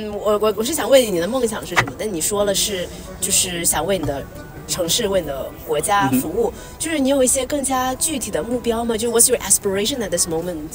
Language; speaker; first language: Chinese; native; Chinese